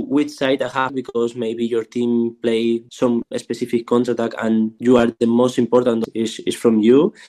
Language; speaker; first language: English; non-native, learner; Spanish